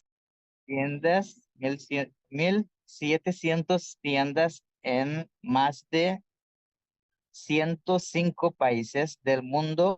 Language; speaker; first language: Spanish; non-native, learner; Bangla